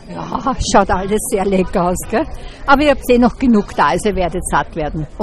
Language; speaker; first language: German; native; German